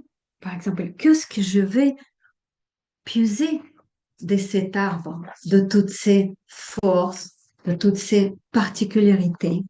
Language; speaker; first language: French; non-native, fluent; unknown